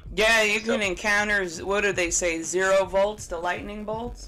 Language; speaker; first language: English; native; English